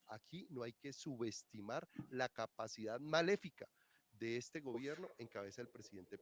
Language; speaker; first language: Spanish; native; Spanish